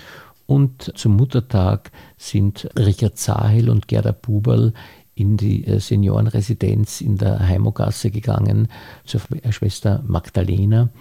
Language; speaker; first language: German; native; German